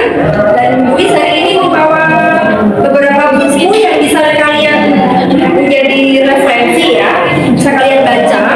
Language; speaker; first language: Indonesian; native; Indonesian